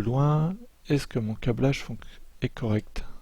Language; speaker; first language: French; native; French